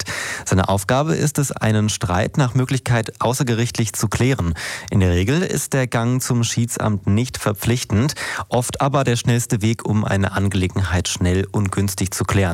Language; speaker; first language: German; native; German